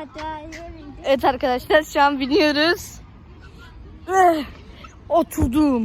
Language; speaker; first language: Turkish; native; Turkish